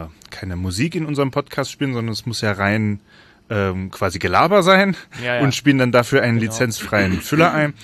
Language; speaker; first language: German; native; German